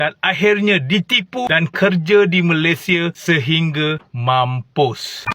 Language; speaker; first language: Malay; native; Malay